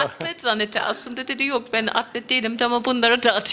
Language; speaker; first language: Turkish; non-native, fluent; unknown